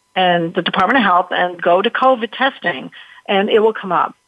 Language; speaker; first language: English; native; English